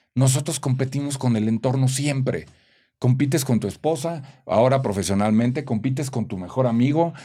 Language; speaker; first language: Spanish; native; Spanish